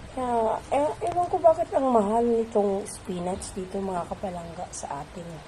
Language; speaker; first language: Filipino; non-native, local second language; Cebuano